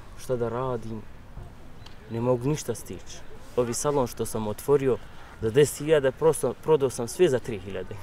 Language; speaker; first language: Croatian; non-native, learner; Kurdish